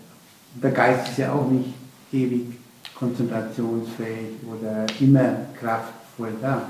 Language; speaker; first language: German; native; German